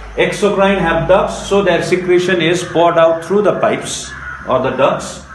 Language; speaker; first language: English; non-native, local second language; Nepali